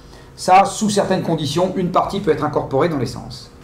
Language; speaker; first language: French; native; French